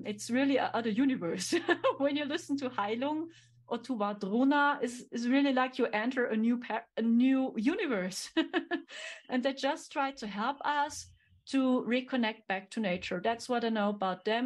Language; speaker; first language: English; non-native, fluent; German